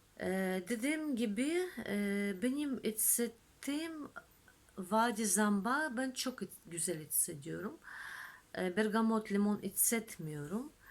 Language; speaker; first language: Turkish; non-native, fluent; Russian